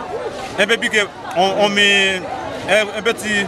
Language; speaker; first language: French; non-native, local second language; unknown